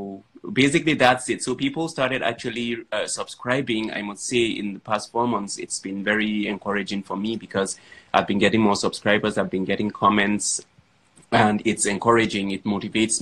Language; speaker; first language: English; non-native, local second language; Fula